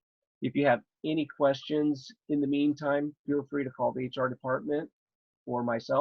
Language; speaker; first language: English; native; English